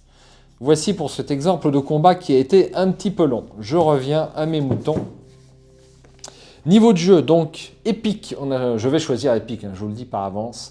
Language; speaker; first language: French; native; French